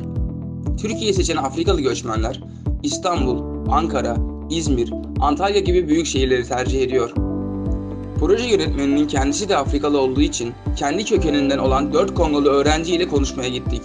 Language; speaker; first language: Turkish; native; Turkish